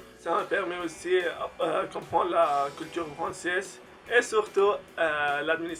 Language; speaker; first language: French; non-native, fluent; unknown